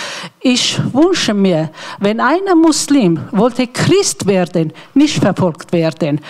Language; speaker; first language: German; non-native, learner; Armenian